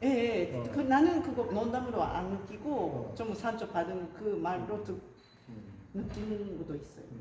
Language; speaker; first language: Korean; non-native, fluent; Japanese